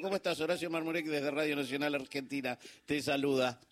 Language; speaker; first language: Spanish; native; Spanish